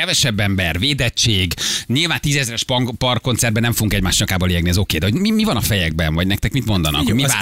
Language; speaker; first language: Hungarian; native; Hungarian